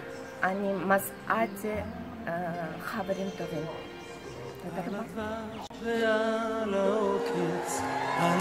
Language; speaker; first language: Hebrew; non-native, learner; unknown